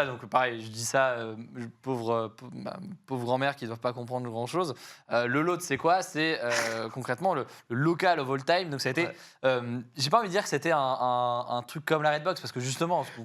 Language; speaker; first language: French; native; French